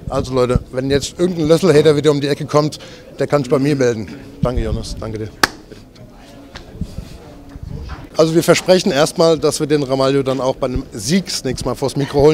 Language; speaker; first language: German; native; German